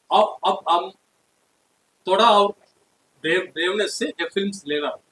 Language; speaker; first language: Hindi; non-native, learner; Tamil